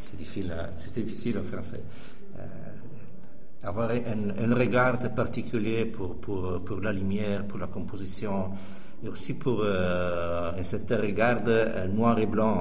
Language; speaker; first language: French; non-native, fluent; Italian